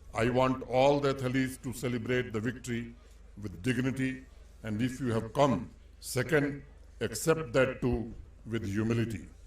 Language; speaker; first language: English; non-native, local second language; Hindi